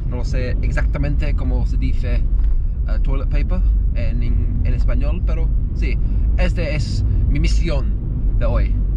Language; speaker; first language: Spanish; non-native, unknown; English